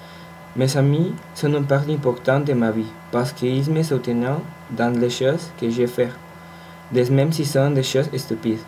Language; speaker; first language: French; non-native, learner; Spanish